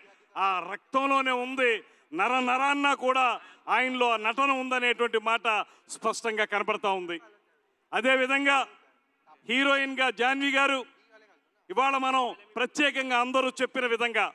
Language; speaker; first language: Telugu; native; Telugu